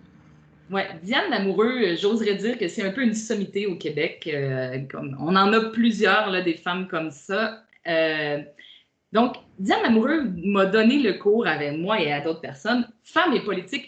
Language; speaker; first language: French; native; French